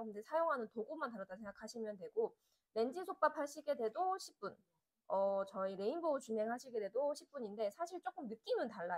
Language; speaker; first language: Korean; native; Korean